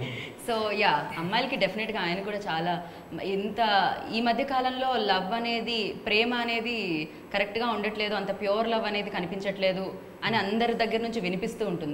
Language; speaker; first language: Telugu; native; Telugu